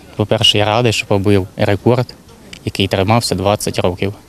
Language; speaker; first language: Ukrainian; native; Ukrainian